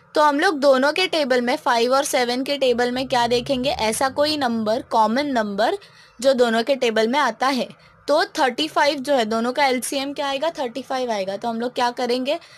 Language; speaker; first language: Hindi; non-native, local second language; Marathi